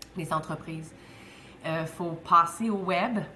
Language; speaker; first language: French; native; French